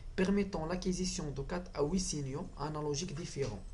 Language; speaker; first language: French; non-native, local second language; Arabic